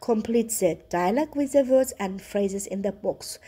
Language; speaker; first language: English; non-native, fluent; Azerbaijani